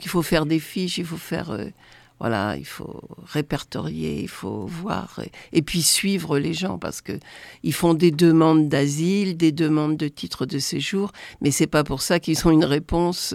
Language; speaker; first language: French; native; French